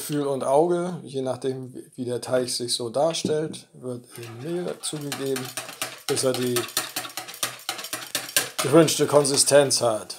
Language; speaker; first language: German; native; German